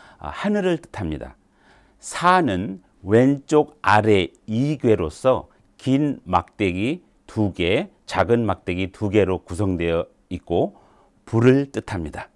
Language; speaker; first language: Korean; native; Korean